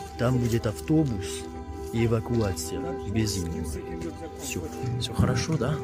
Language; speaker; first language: Russian; non-native, fluent; French